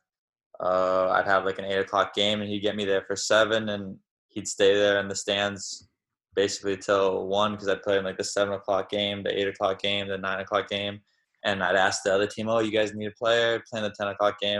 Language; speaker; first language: English; native; English